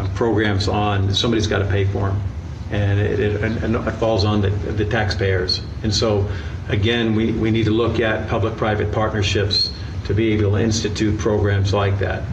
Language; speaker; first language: English; native; English